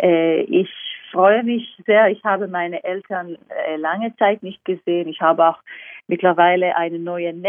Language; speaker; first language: German; non-native, fluent; Hebrew